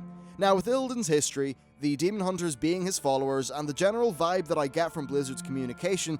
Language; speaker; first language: English; native; English